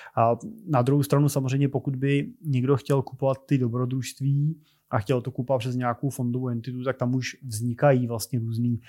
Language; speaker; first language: Czech; native; Czech